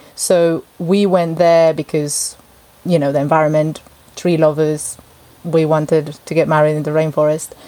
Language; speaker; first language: English; native; English